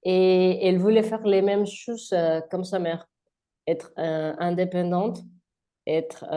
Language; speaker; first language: French; non-native, learner; Spanish